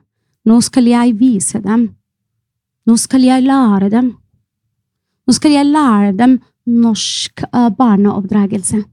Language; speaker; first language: Norwegian; non-native, fluent; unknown